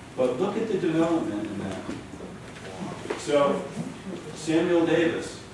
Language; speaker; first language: English; native; English